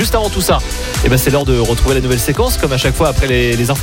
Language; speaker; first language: French; native; French